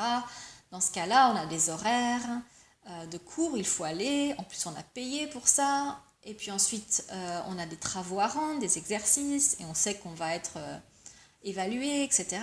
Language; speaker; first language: French; native; French